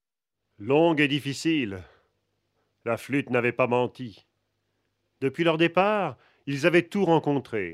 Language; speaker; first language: French; native; French